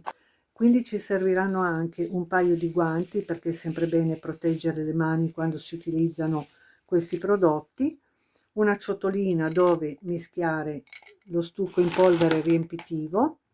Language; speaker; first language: Italian; native; Italian